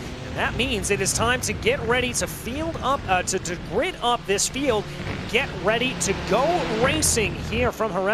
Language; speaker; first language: English; native; English